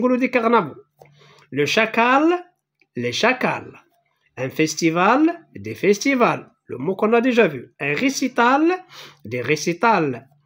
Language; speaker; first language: French; non-native, local second language; Arabic